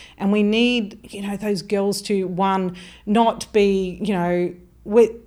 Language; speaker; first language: English; native; English